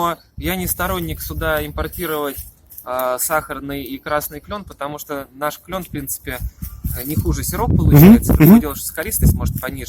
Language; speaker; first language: Russian; native; Russian